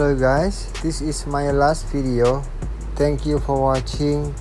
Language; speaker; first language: English; non-native, local second language; Indonesian